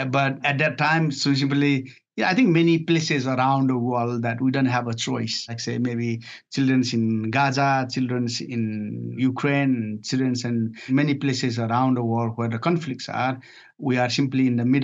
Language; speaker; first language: English; non-native, fluent; Nepali